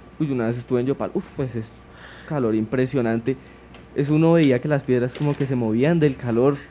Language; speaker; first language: Spanish; native; Spanish